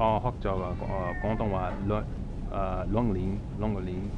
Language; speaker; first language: Cantonese; non-native, learner; English